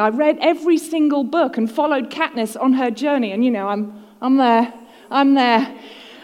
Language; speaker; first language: English; native; English